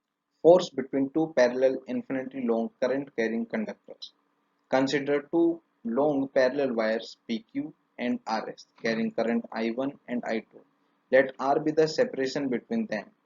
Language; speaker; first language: English; non-native, local second language; Hindi